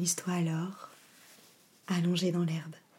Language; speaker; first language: French; native; French